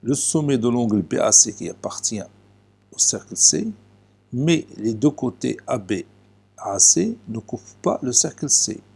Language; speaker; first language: French; non-native, local second language; Arabic